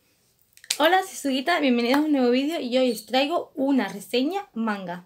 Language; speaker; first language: Spanish; native; Spanish